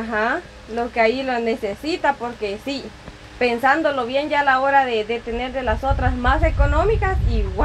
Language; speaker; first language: Spanish; native; Spanish